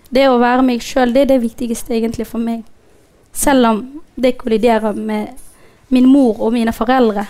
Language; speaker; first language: Norwegian; non-native, fluent; Somali